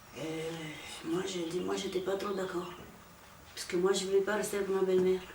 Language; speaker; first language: French; non-native, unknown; Italian